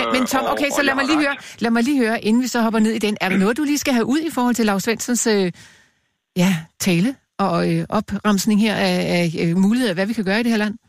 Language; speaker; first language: Danish; native; Danish